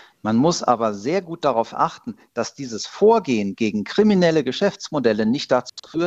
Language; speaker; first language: German; native; German